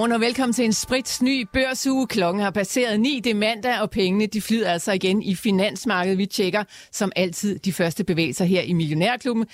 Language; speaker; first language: Danish; native; Danish